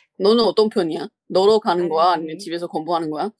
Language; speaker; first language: Korean; non-native, learner; Chinese